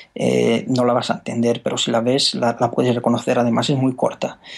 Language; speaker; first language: Spanish; non-native, fluent; Romanian